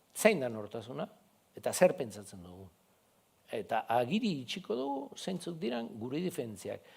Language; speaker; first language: Basque; non-native, local second language; Spanish